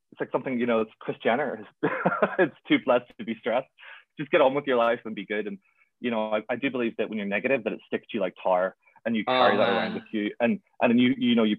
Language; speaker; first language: English; native; English